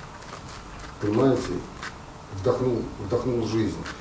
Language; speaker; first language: Russian; native; Russian